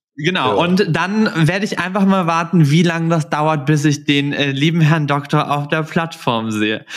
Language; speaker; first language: German; native; German